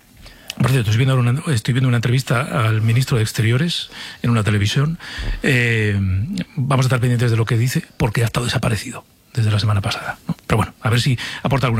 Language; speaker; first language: Spanish; native; Spanish